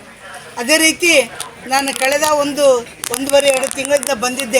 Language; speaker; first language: Kannada; native; Kannada